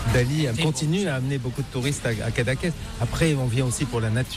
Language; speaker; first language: French; native; French